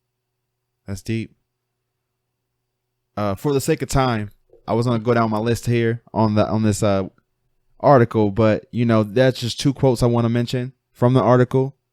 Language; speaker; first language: English; native; English